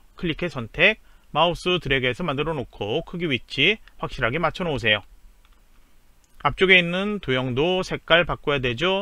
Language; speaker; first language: Korean; native; Korean